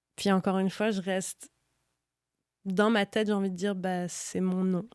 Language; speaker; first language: French; native; French